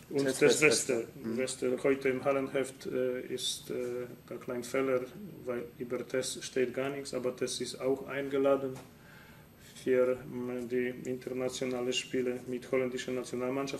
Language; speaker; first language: German; non-native, fluent; Polish